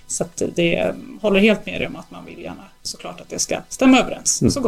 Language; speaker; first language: Swedish; native; Swedish